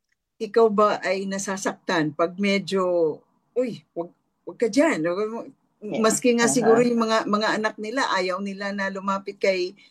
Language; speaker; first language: Filipino; non-native, local second language; Hiligaynon